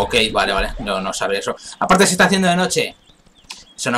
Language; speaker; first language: Spanish; native; Spanish